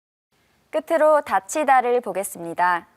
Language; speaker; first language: Korean; native; Korean